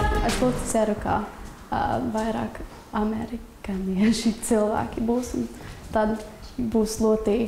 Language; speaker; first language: Latvian; non-native, learner; English